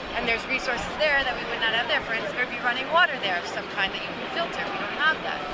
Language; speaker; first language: English; native; English